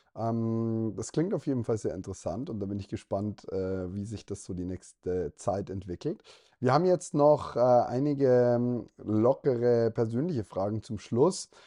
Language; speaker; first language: German; native; German